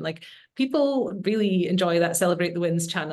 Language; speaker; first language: English; native; English